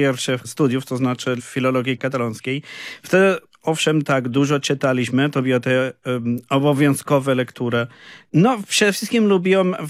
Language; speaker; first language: Polish; non-native, fluent; Spanish